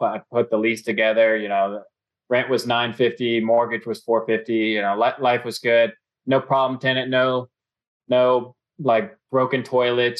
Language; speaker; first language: English; native; English